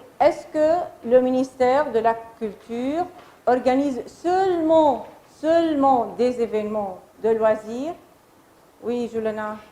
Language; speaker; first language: French; non-native, fluent; Arabic